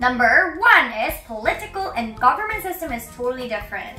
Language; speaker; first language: English; non-native, fluent; Korean